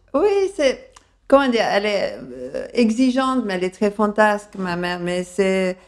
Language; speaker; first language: French; early bilingual, other home language; Spanish